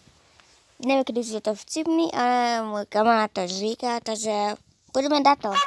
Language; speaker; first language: Czech; non-native, learner; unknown